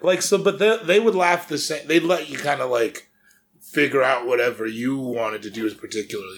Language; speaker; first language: English; native; English